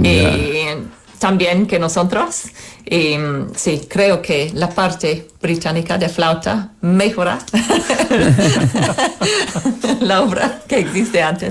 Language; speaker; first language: Spanish; non-native, learner; English